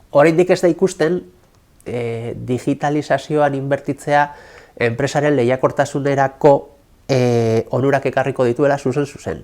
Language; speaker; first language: Basque; non-native, local second language; Spanish